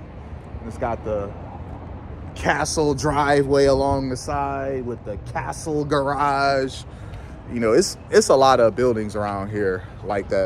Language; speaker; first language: English; native; English